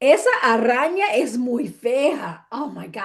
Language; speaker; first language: Spanish; non-native, fluent; English